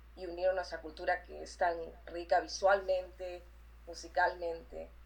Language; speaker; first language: Spanish; native; Spanish